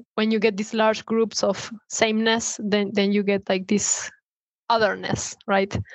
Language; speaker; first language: English; non-native, fluent; Spanish